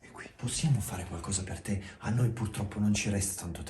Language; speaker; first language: Italian; native; Italian